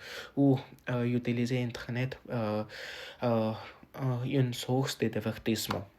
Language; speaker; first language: French; non-native, learner; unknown